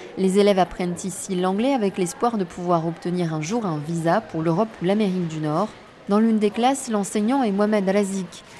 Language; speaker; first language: French; native; French